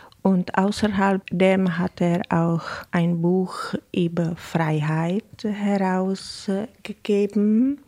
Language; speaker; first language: German; non-native, fluent; Czech